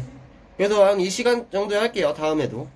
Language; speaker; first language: Japanese; non-native, fluent; Korean